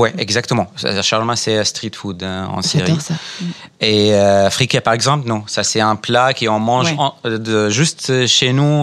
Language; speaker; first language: French; non-native, fluent; Arabic